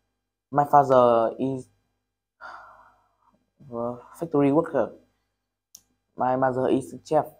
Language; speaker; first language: English; non-native, learner; Vietnamese